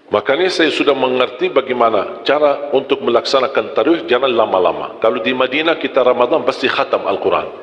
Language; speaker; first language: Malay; non-native, fluent; Arabic